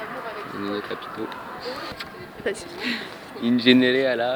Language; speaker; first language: Italian; non-native, learner; French